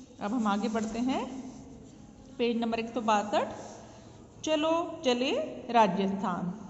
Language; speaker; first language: Hindi; native; Hindi